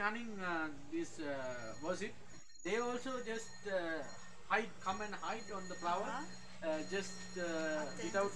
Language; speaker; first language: English; non-native, fluent; Sinhala